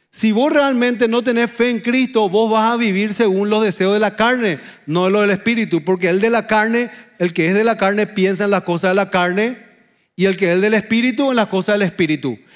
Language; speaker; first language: Spanish; native; Spanish